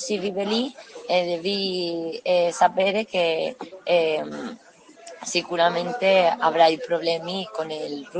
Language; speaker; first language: Italian; non-native, learner; Spanish